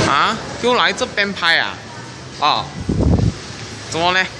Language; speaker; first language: Chinese; native; Chinese